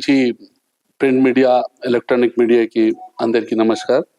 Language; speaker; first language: Telugu; non-native, local second language; Urdu